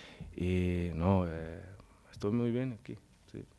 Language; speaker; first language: Spanish; non-native, learner; English